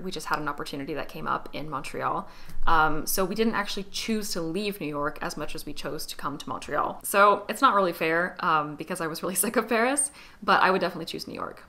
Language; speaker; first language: English; native; English